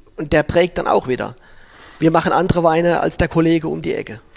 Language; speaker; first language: German; native; German